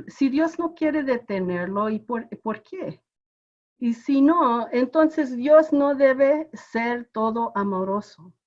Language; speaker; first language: Spanish; non-native, fluent; English